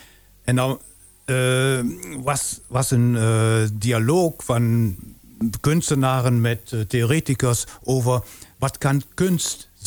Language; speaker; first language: Dutch; non-native, fluent; German